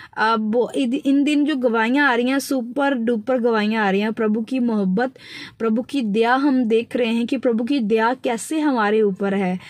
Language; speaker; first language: Hindi; non-native, local second language; Punjabi